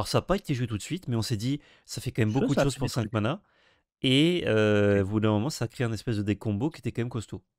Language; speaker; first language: French; native; French